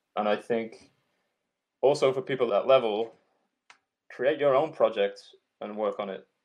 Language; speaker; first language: English; native; English